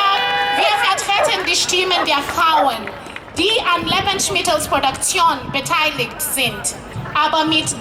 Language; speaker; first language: German; non-native, learner; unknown